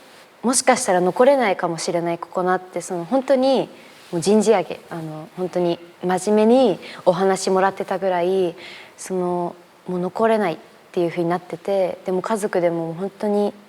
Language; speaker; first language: Japanese; native; Japanese